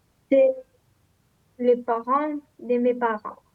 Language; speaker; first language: French; non-native, learner; Romanian